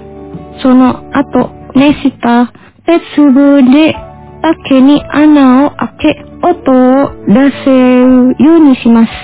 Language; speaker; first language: Japanese; non-native, fluent; Indonesian